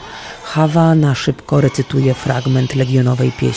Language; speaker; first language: Polish; native; Polish